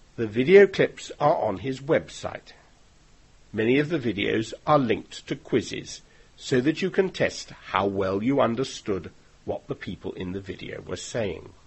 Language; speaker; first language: English; native; English